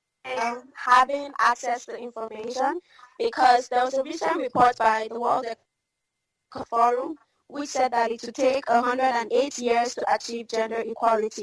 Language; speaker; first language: English; non-native, local second language; Hausa